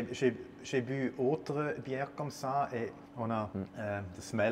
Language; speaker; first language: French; non-native, learner; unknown